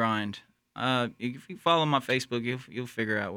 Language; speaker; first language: English; native; English